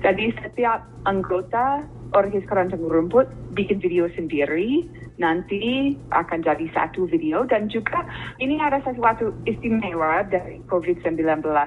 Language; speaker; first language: Indonesian; non-native, fluent; English